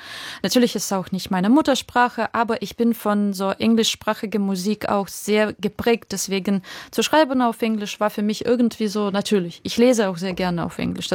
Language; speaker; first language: German; non-native, fluent; Ukrainian